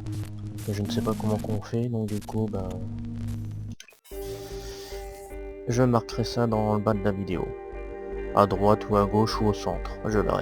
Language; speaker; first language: French; native; French